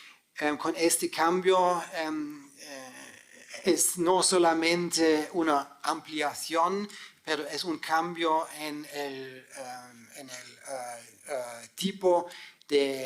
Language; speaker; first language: Spanish; non-native, fluent; German